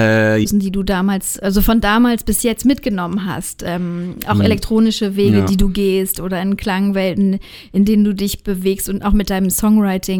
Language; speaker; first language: German; native; German